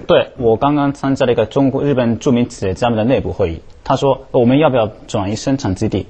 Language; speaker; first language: Chinese; non-native, fluent; Japanese